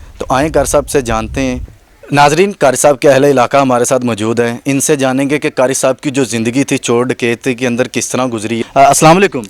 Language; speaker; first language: Urdu; non-native, local second language; Punjabi